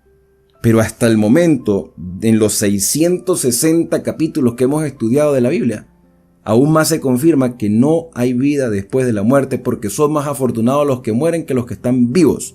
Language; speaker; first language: Spanish; native; Spanish